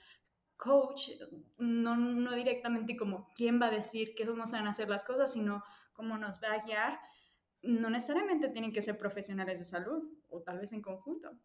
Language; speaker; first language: Spanish; native; Spanish